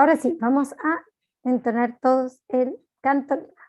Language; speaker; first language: Spanish; native; Spanish